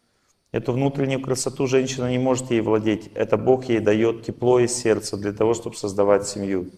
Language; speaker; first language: Russian; native; Russian